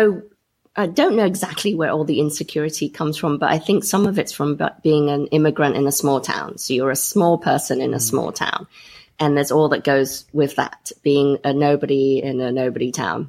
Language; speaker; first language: English; native; English